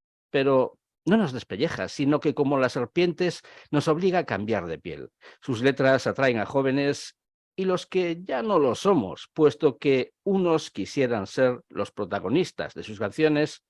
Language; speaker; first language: Spanish; native; Spanish